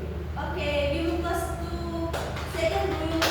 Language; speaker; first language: English; non-native, learner; Indonesian